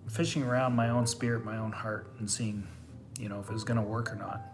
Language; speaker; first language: English; native; English